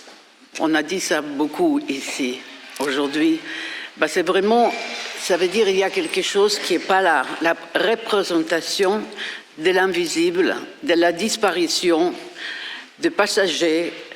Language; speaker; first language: French; non-native, fluent; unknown